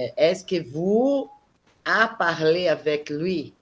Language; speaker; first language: French; non-native, learner; Portuguese